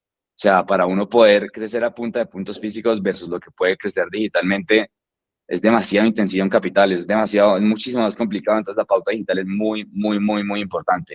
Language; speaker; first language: Spanish; native; Spanish